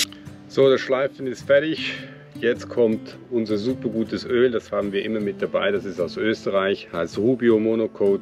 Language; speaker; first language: German; native; German